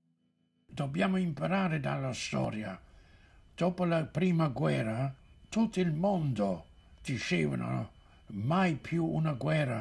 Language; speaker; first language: Italian; non-native, fluent; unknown